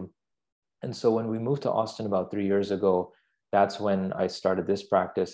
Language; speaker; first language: English; non-native, local second language; Urdu